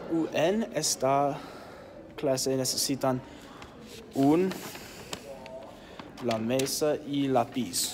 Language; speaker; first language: Spanish; non-native, learner; English